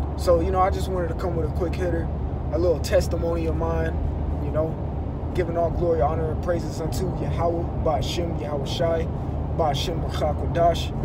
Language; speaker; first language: English; native; English